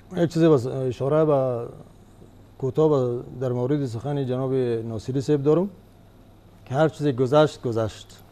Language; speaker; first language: Persian; native; Persian